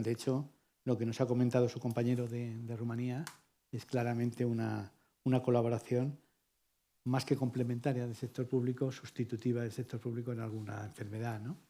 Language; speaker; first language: Spanish; native; Spanish